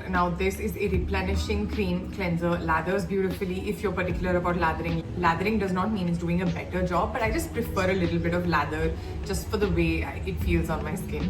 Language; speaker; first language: English; native; English